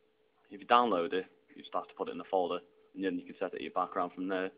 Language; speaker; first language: English; native; English